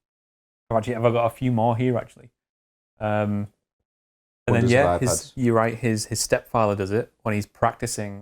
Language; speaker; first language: English; native; English